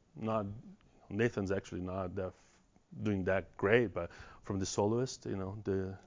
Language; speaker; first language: English; non-native, fluent; Portuguese